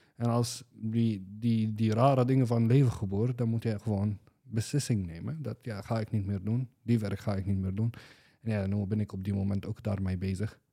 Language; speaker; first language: Dutch; non-native, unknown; Arabic